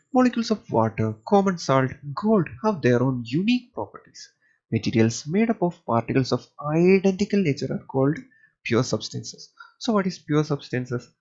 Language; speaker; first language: English; non-native, local second language; Malayalam